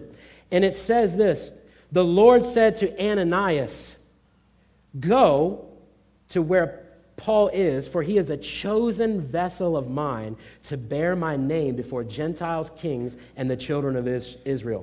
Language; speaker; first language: English; native; English